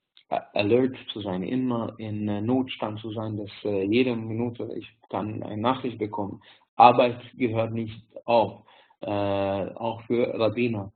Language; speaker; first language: German; non-native, fluent; Hungarian